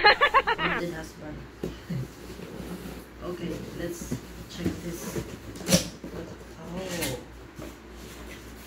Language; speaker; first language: English; non-native, local second language; Filipino